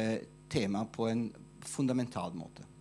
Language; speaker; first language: Norwegian; non-native, fluent; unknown